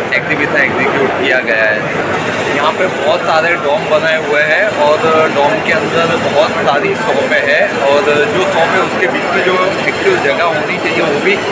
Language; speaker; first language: Hindi; non-native, local second language; Gujarati